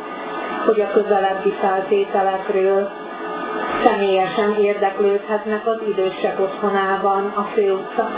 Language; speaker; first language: Hungarian; non-native, local second language; Slovak